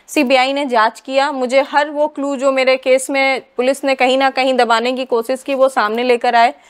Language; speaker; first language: Hindi; native; Hindi